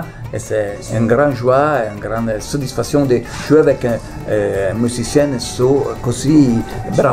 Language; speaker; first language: French; non-native, fluent; Italian